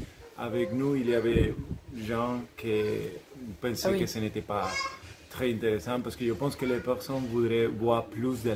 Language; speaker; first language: French; non-native, learner; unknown